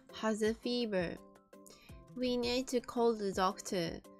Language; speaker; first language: English; non-native, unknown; Japanese